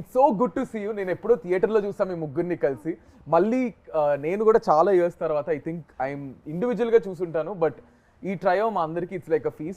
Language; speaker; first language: Telugu; native; Telugu